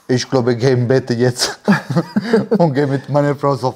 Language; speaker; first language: German; non-native, learner; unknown